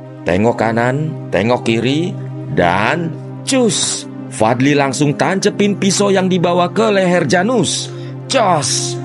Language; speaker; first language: Indonesian; native; Indonesian